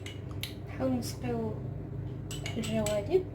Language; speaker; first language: Arabic; native; Arabic